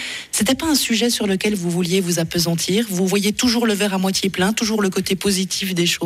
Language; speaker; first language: French; native; French